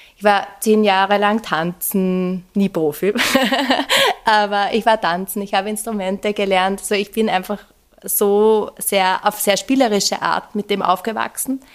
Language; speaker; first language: German; native; German